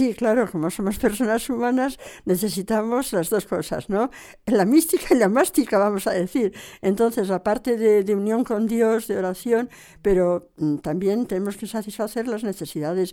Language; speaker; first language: Spanish; native; Spanish